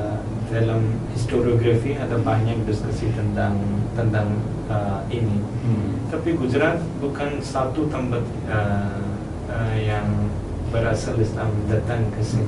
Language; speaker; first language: Indonesian; non-native, learner; Malayalam